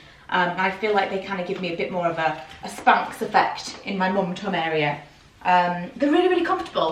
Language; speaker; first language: English; native; English